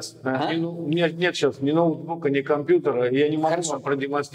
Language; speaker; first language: Russian; native; Russian